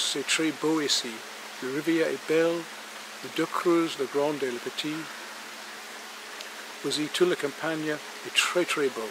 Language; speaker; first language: French; non-native, learner; English